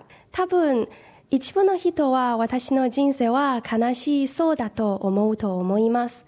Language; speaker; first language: Japanese; non-native, learner; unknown